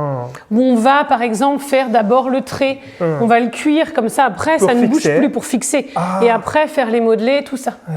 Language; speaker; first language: French; native; French